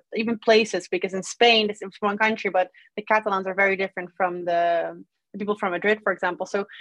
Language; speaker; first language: English; non-native, fluent; Dutch